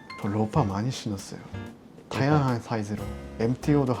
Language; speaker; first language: Korean; non-native, fluent; Japanese